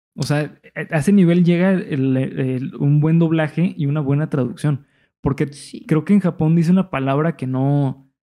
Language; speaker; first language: Spanish; native; Spanish